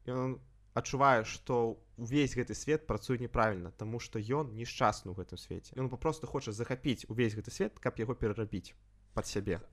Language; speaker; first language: Belarusian; non-native, local second language; Russian